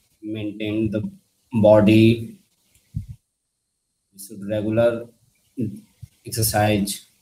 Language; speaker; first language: English; non-native, learner; Hindi